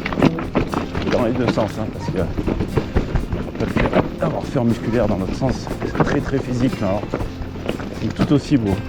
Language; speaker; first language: French; native; French